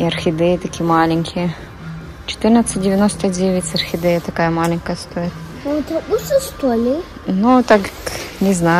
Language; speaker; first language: Russian; native; Russian